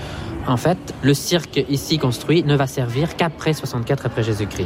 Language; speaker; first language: French; native; French